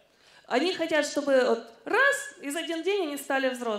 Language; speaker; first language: Russian; native; Russian